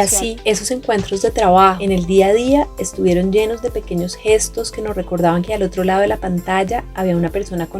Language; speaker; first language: Spanish; native; Spanish